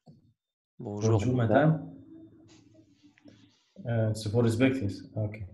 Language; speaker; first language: French; non-native, learner; Arabic